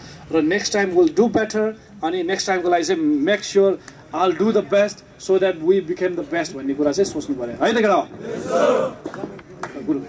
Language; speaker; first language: Nepali; native; Nepali